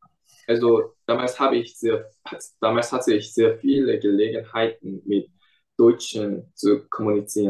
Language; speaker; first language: German; non-native, fluent; Korean